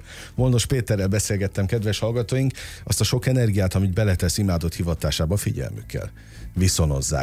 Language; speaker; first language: Hungarian; native; Hungarian